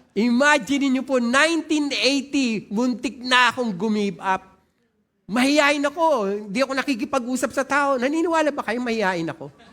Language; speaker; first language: Filipino; non-native, local second language; Waray